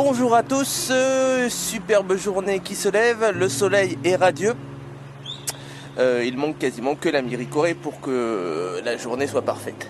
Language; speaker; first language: French; native; French